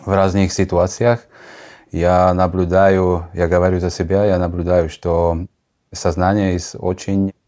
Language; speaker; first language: Russian; non-native, learner; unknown